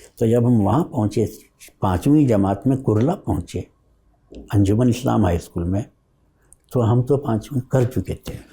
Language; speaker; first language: Urdu; native; Urdu